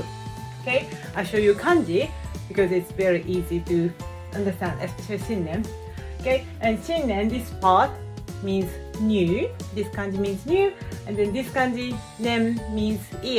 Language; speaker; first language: English; non-native, fluent; Japanese